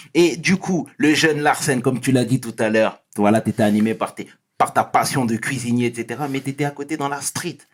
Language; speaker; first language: French; native; French